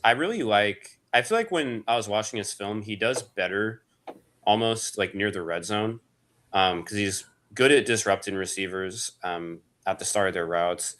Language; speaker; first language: English; native; English